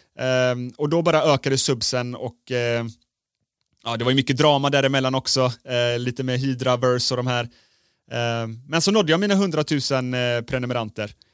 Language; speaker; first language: Swedish; native; Swedish